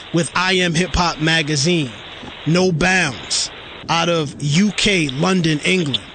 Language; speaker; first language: English; native; English